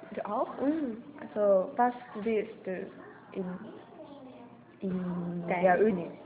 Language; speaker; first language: German; non-native, learner; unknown